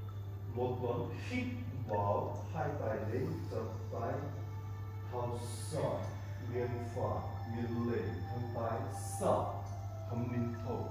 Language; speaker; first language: Vietnamese; non-native, learner; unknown